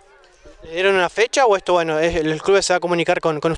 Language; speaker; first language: Spanish; native; Spanish